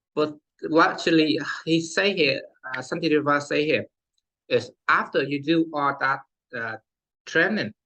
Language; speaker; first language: English; non-native, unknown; Vietnamese